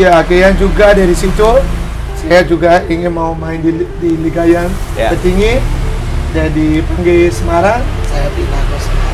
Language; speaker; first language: Indonesian; non-native, fluent; English